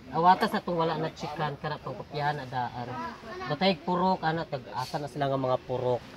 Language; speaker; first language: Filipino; non-native, local second language; Cebuano